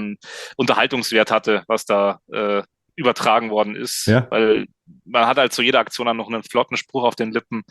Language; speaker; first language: German; native; German